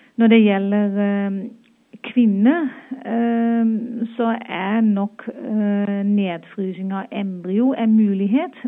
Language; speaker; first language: Norwegian; non-native, fluent; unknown